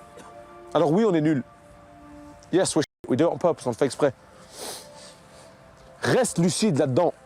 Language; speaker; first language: French; non-native, local second language; English